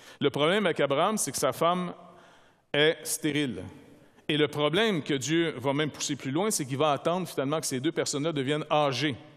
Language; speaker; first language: French; native; French